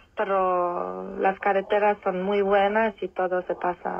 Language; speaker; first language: Spanish; non-native, fluent; Romanian